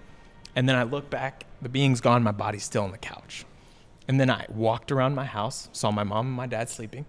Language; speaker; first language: English; native; English